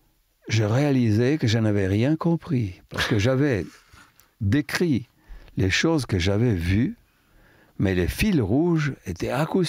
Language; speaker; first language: French; non-native, fluent; Italian